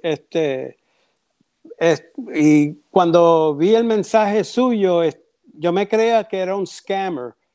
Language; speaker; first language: Spanish; early bilingual, heritage; Spanish